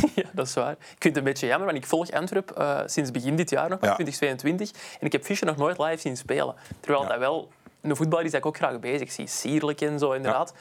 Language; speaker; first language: Dutch; native; Dutch